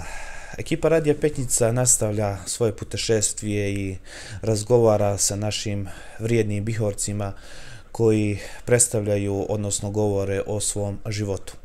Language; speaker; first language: Croatian; native; Croatian